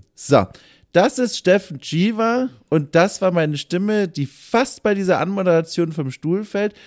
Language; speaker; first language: German; native; German